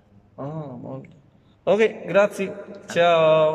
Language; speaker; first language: Italian; non-native, learner; Urdu